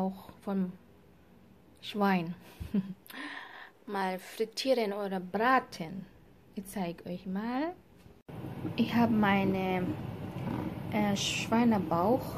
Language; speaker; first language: German; non-native, learner; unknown